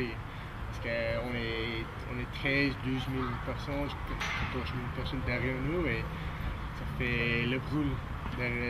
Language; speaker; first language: French; non-native, learner; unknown